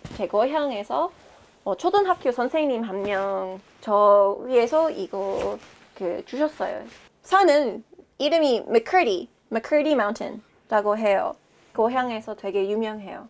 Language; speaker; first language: Korean; non-native, fluent; English